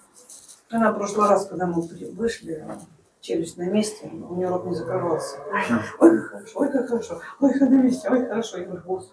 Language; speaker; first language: Russian; native; Russian